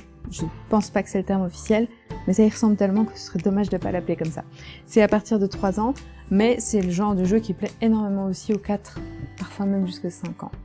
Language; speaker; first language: French; native; French